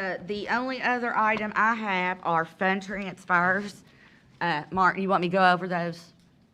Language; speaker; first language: English; native; English